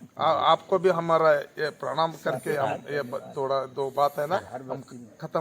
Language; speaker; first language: Hindi; non-native, local second language; Kannada